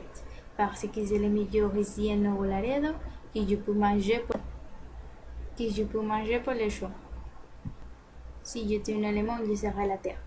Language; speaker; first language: French; non-native, learner; Spanish